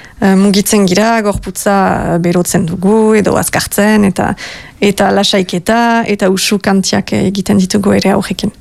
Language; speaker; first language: Basque; native; Basque